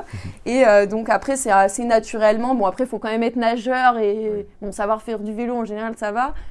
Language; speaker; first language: French; native; French